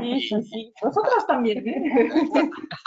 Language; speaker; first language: Spanish; non-native, fluent; French